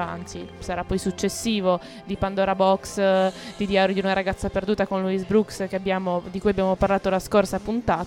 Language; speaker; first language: Italian; native; Italian